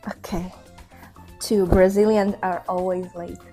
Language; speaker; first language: English; non-native, fluent; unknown